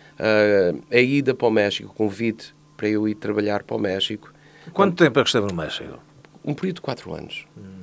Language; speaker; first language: Portuguese; early bilingual, heritage; Portuguese